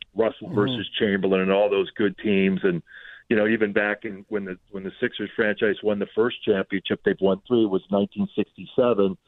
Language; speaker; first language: English; native; English